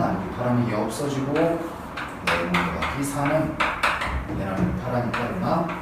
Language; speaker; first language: Korean; native; Korean